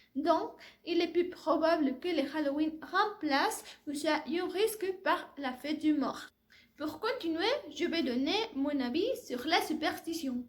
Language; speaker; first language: French; non-native, learner; Spanish